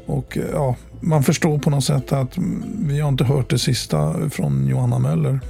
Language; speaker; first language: Swedish; native; Swedish